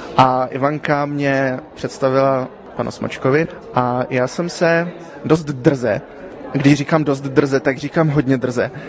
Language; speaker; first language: Czech; early bilingual, heritage; Czech